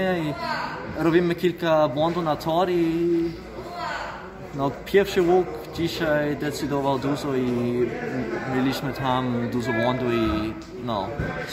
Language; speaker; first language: Polish; non-native, learner; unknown